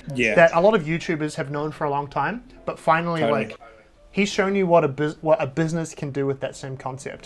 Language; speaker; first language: English; native; English